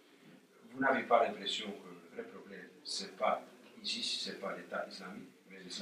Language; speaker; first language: French; non-native, local second language; Dutch